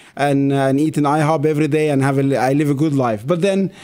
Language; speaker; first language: English; non-native, fluent; Arabic